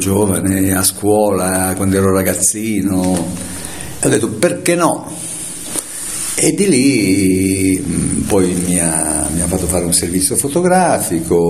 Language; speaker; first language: Italian; native; Italian